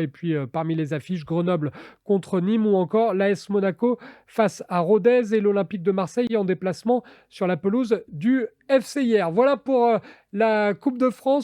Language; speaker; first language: French; native; French